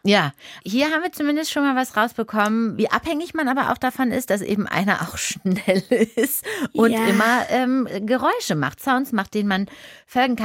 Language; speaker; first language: German; native; German